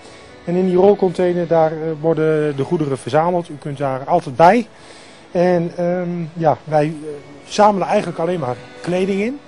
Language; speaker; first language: Dutch; native; Dutch